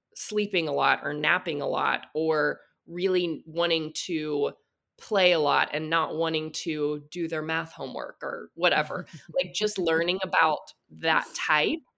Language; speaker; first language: English; native; English